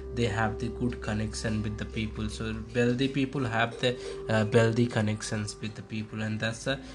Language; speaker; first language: English; non-native, local second language; Hindi